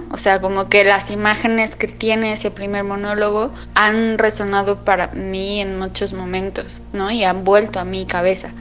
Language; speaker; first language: Spanish; native; Spanish